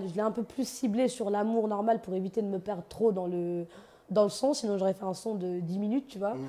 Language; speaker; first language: French; native; French